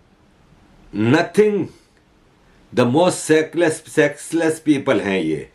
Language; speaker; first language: Urdu; native; Urdu